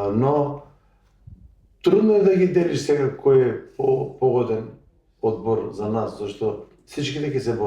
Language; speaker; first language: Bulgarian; non-native, learner; Macedonian